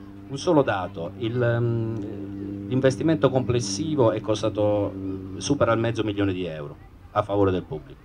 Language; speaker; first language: Italian; native; Italian